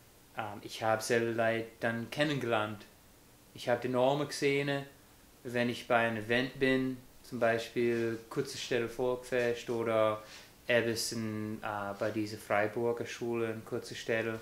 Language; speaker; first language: German; non-native, fluent; English